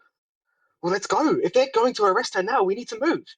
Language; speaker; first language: English; native; English